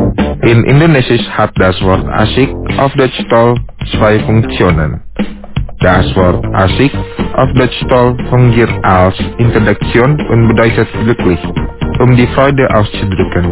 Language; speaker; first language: German; non-native, fluent; Indonesian